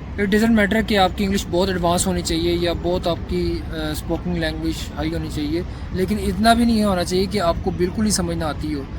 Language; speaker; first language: Urdu; non-native, local second language; Punjabi